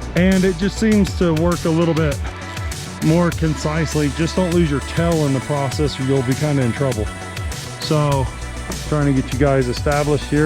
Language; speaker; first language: English; native; English